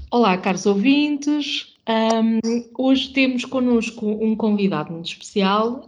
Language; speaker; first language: Portuguese; native; Portuguese